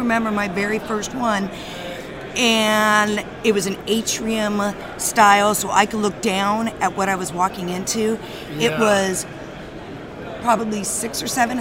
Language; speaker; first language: English; native; English